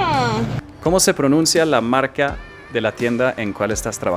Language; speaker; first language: Spanish; non-native, fluent; English